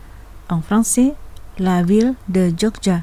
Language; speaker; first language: French; non-native, fluent; Indonesian